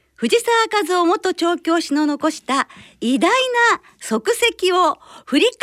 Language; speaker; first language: Japanese; native; Japanese